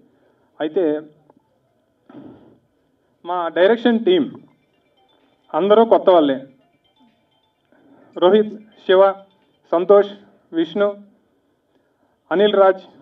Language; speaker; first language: Telugu; native; Telugu